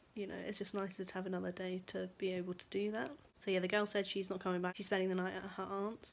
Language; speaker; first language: English; native; English